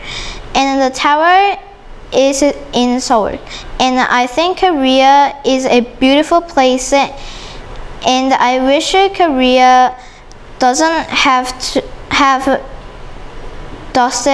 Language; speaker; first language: English; non-native, learner; Korean